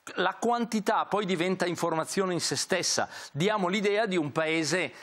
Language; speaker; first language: Italian; native; Italian